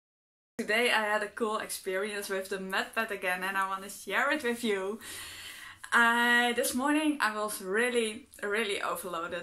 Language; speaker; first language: English; non-native, fluent; Dutch